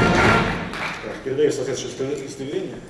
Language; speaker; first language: Russian; native; Russian